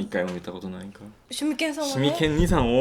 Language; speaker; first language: Korean; native; Korean